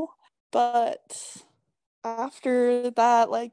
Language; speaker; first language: English; native; English